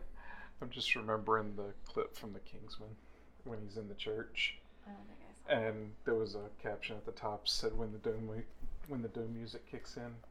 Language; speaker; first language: English; native; English